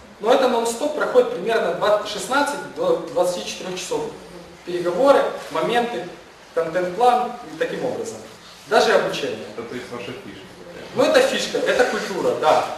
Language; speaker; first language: Russian; non-native, local second language; Ukrainian